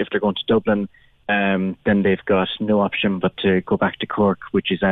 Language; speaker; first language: English; native; English